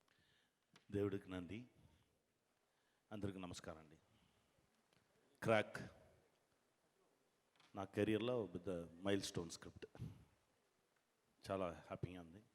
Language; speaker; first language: Telugu; non-native, fluent; Tamil